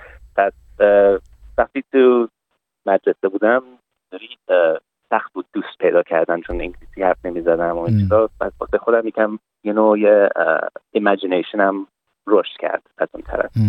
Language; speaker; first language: Persian; early bilingual, heritage; Persian